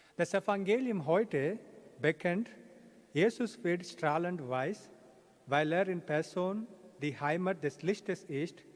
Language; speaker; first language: German; non-native, fluent; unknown